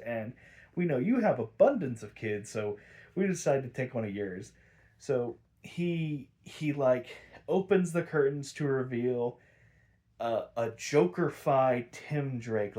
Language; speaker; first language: English; native; English